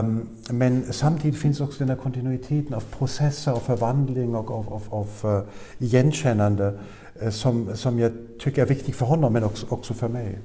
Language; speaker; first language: Swedish; non-native, fluent; German